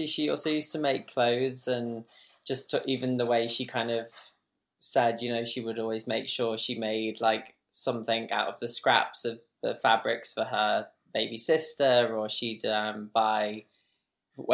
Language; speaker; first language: English; native; English